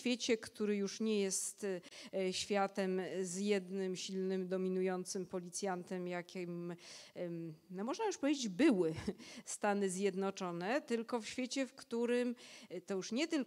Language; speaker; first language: Polish; native; Polish